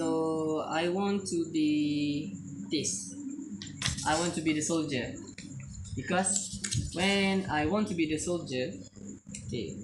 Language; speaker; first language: English; non-native, learner; Malay